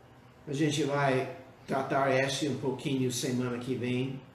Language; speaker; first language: Portuguese; non-native, fluent; English